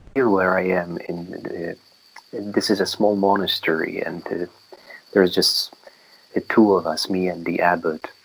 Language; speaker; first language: English; non-native, fluent; Polish